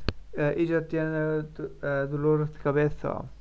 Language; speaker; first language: Spanish; non-native, learner; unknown